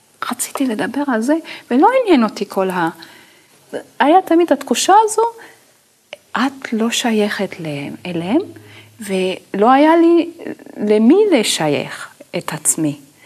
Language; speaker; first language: Hebrew; non-native, fluent; Italian